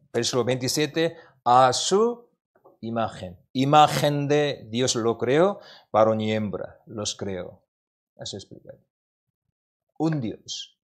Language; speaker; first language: Spanish; non-native, learner; Korean